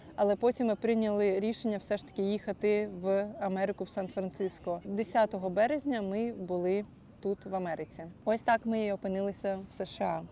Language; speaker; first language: Ukrainian; non-native, local second language; Russian